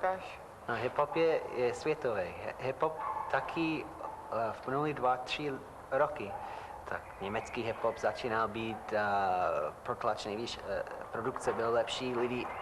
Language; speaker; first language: Czech; non-native, fluent; English